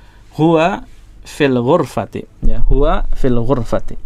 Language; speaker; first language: Arabic; non-native, fluent; Indonesian